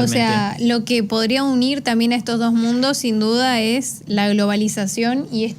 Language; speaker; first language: Spanish; native; Spanish